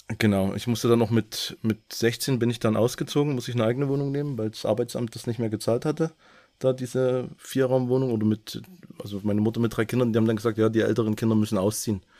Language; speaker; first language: German; native; German